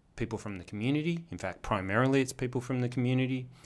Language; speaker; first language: English; native; English